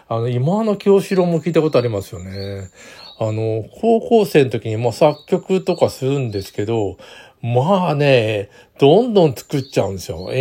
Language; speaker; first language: Japanese; native; Japanese